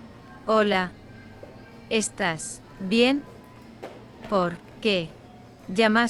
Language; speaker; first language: Spanish; non-native, learner; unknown